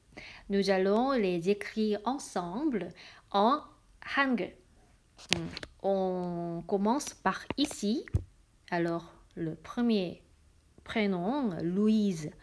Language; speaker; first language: French; non-native, fluent; Korean